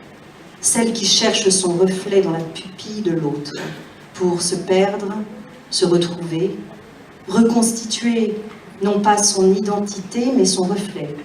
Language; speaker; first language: French; native; French